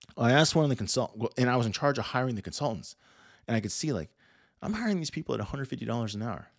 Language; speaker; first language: English; native; English